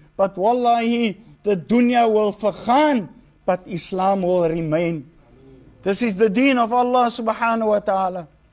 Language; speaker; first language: English; non-native, local second language; Afrikaans